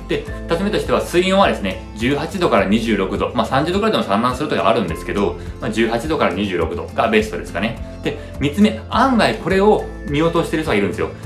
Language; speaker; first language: Japanese; early bilingual, heritage; Japanese